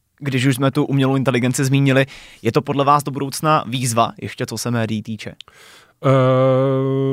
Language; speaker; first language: Czech; native; Czech